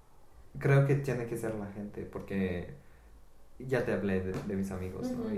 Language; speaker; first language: Spanish; non-native, fluent; English